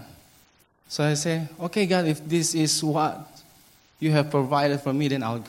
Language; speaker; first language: English; non-native, learner; Indonesian